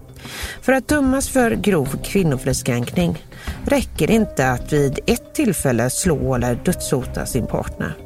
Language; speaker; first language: Swedish; native; Swedish